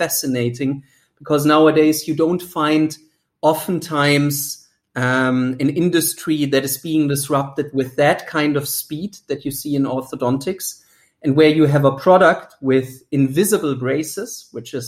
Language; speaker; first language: English; non-native, fluent; German